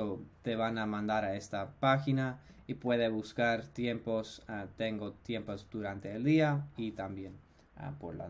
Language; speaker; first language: Spanish; non-native, fluent; English